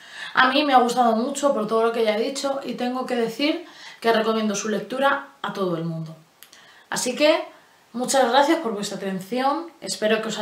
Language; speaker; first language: Spanish; native; Spanish